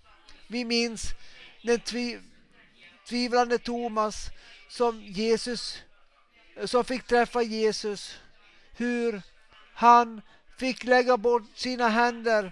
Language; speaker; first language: Swedish; non-native, local second language; Finnish